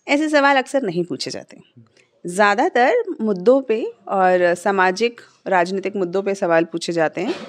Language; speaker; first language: Hindi; native; Hindi